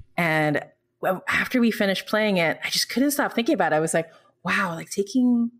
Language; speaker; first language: English; non-native, local second language; Filipino